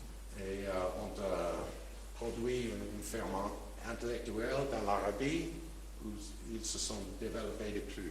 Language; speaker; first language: French; non-native, fluent; English